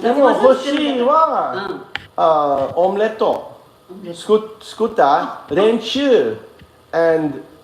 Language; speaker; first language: Japanese; non-native, learner; English